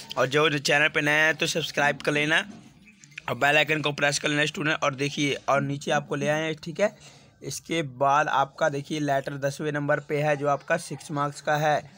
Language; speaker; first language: Hindi; non-native, local second language; Punjabi